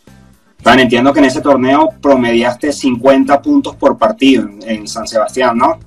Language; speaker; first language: Spanish; native; Spanish